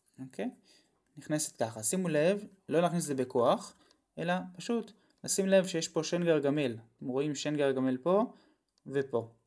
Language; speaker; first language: Hebrew; native; Hebrew